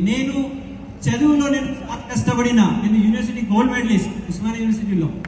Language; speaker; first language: Telugu; non-native, local second language; Hindi